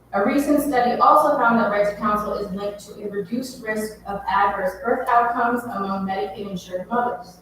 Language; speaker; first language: English; native; English